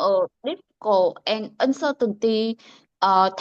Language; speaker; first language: English; non-native, learner; Vietnamese